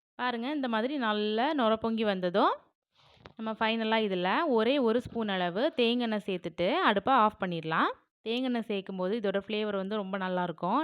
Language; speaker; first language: Tamil; native; Tamil